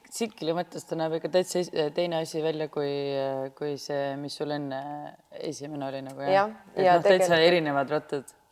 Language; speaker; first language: Estonian; native; Estonian